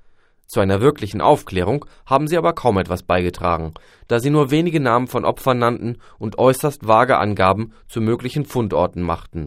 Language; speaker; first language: German; native; German